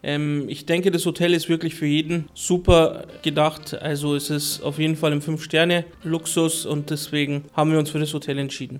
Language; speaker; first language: German; early bilingual, other home language; Turkish